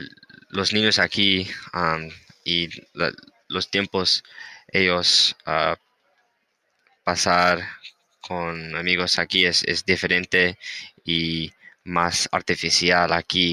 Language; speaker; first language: Spanish; non-native, learner; English